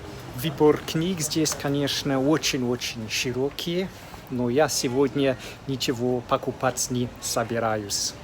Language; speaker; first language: Russian; non-native, fluent; English